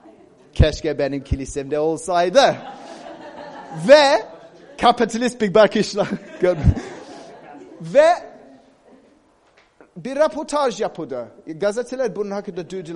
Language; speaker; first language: Turkish; non-native, fluent; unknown